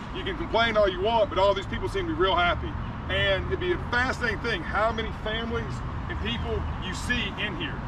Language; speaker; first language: English; native; English